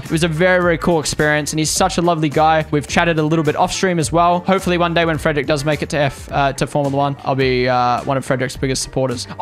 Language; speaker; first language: English; native; English